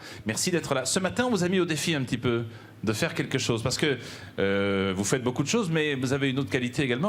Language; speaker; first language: French; native; French